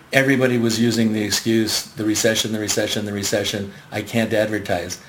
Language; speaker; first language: English; native; English